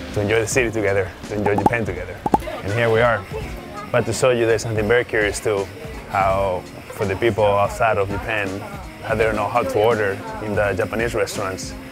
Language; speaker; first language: English; non-native, fluent; Spanish